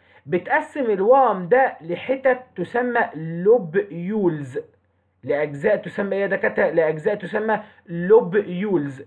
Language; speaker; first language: Arabic; native; Arabic